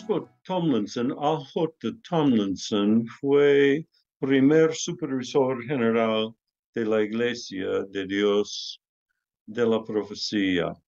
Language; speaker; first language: Spanish; non-native, learner; English